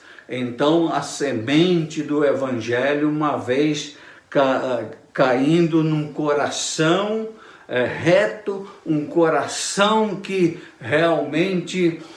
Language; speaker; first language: Portuguese; native; Portuguese